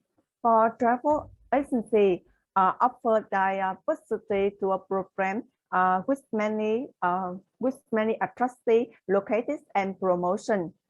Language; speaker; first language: English; non-native, learner; Vietnamese